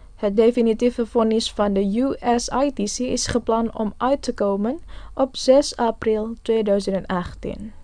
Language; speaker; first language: Dutch; non-native, fluent; Indonesian